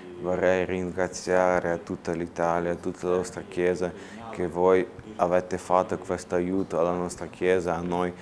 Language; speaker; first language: Italian; non-native, learner; Ukrainian